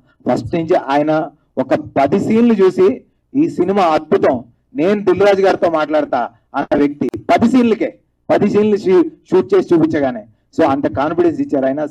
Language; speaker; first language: Telugu; native; Telugu